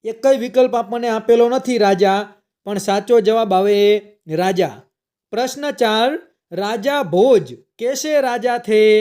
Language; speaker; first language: Hindi; non-native, local second language; Gujarati